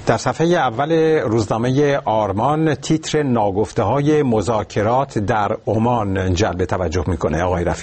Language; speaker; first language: Persian; native; Persian